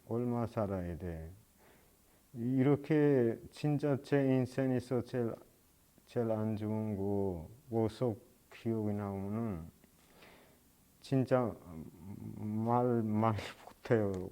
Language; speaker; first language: Korean; non-native, learner; Persian